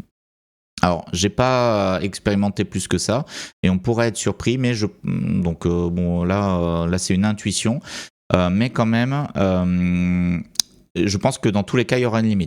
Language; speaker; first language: French; native; French